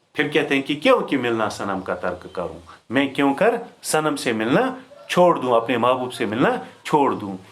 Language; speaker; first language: Urdu; non-native, local second language; Kashmiri